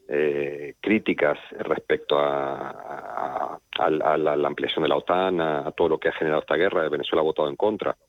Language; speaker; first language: Spanish; native; Spanish